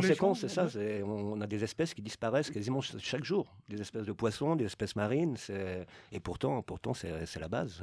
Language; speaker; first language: French; native; French